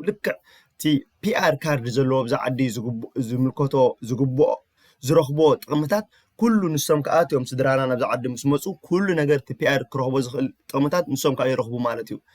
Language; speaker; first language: Tigrinya; early bilingual, heritage; Tigrinya